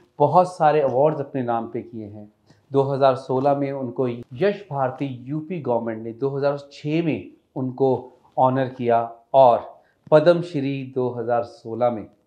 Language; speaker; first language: Hindi; native; Hindi